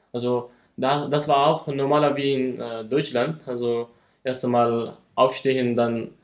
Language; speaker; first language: German; non-native, learner; Persian